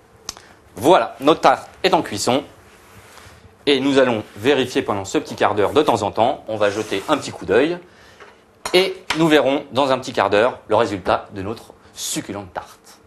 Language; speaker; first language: French; native; French